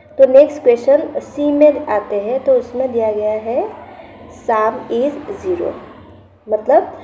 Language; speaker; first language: Hindi; non-native, local second language; Assamese